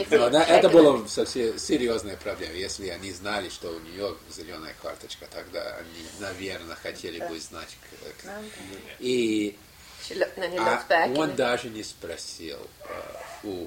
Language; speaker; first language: Russian; non-native, fluent; English